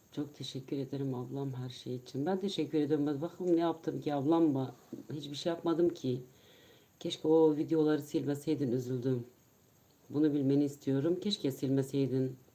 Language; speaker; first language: Turkish; native; Turkish